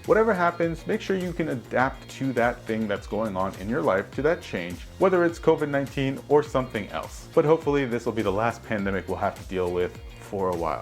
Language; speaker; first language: English; native; English